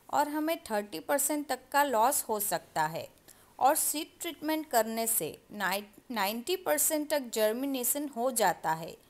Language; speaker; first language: Hindi; non-native, local second language; Gujarati